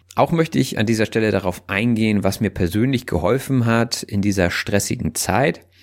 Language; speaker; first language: German; native; German